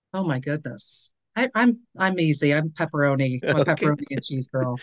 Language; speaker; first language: English; native; English